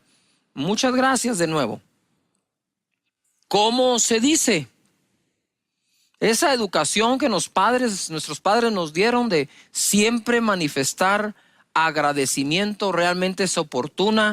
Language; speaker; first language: Spanish; native; Spanish